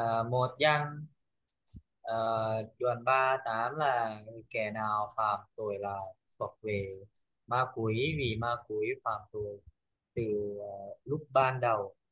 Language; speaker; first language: Vietnamese; non-native, learner; Lao